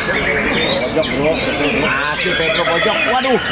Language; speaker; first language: Indonesian; native; Indonesian